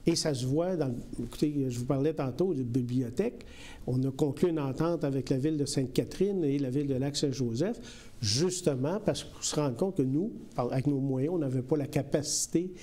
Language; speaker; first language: French; native; French